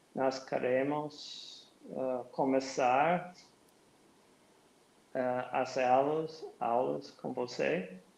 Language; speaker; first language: Portuguese; non-native, learner; English